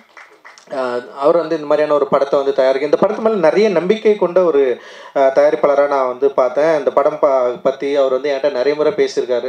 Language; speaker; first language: Tamil; native; Tamil